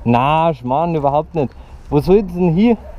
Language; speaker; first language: German; native; German